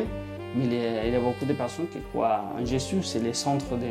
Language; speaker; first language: French; non-native, learner; Spanish